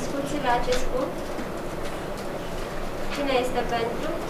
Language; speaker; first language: Romanian; native; Romanian